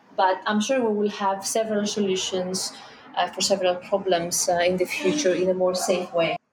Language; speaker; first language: English; non-native, fluent; Greek